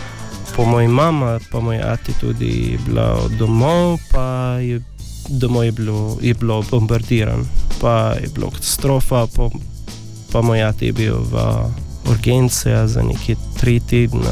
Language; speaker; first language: Slovenian; non-native, learner; Arabic